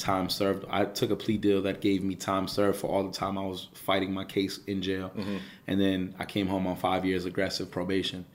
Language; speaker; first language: English; native; English